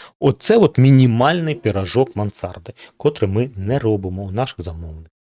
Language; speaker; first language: Ukrainian; non-native, local second language; Russian